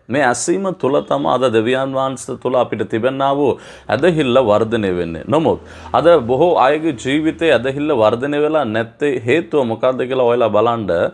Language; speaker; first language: Sinhala; non-native, local second language; Tamil